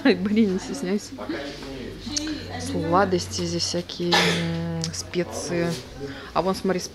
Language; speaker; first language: Russian; native; Russian